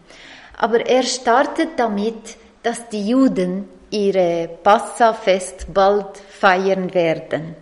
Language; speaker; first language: German; non-native, fluent; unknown